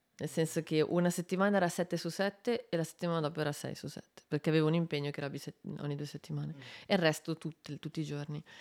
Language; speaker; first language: Italian; native; Italian